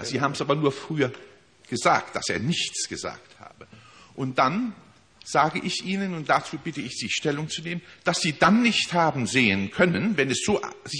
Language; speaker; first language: German; native; German